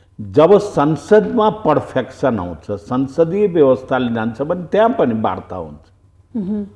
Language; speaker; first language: Nepali; non-native, local second language; Bhojpuri